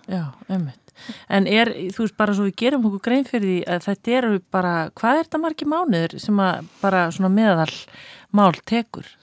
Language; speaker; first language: Icelandic; native; Icelandic